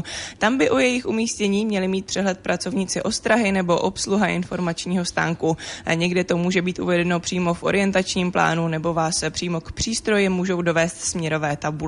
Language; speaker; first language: Czech; native; Czech